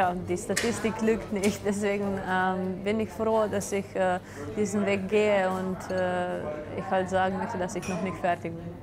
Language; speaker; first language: German; non-native, fluent; Slovenian